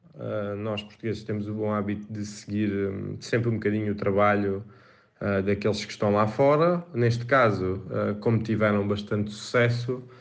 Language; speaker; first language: Portuguese; native; Portuguese